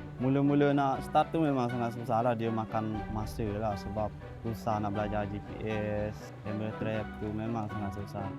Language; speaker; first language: Malay; non-native, local second language; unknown